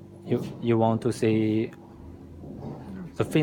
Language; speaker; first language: English; non-native, learner; Chinese